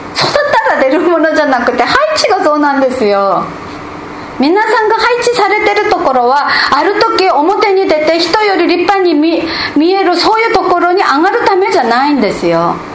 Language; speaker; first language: Japanese; non-native, fluent; Korean